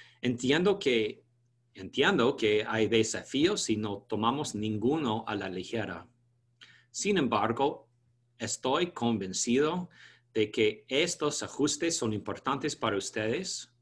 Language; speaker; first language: Spanish; non-native, fluent; English